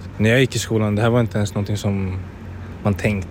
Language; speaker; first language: Swedish; native; Swedish